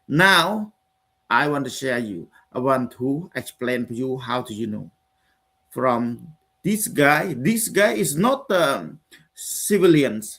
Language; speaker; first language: English; non-native, learner; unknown